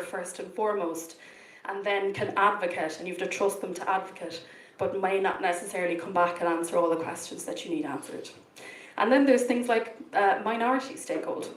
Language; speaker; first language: English; native; English